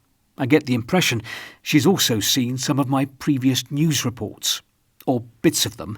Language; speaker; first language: English; native; English